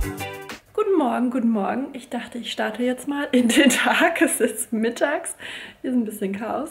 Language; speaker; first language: German; native; German